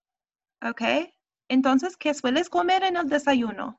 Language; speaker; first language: Spanish; non-native, fluent; English